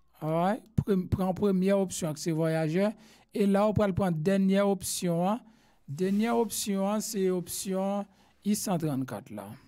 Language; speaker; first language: French; non-native, local second language; Haitian Creole